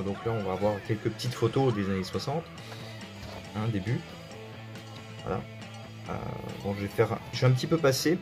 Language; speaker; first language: French; native; French